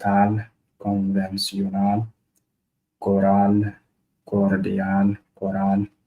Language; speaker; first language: Spanish; non-native, learner; Arabic